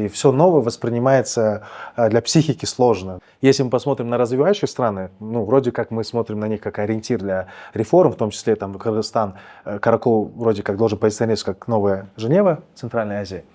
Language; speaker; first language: Russian; native; Russian